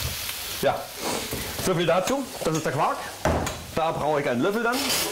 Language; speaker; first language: German; native; German